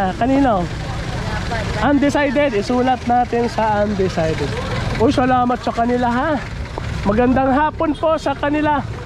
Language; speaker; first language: Filipino; native; Filipino